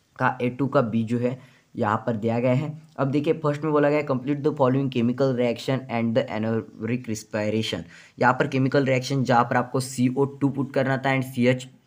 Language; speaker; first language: Hindi; non-native, local second language; Marathi